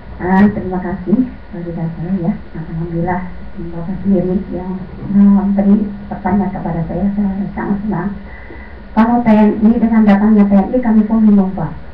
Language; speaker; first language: Indonesian; non-native, local second language; Sundanese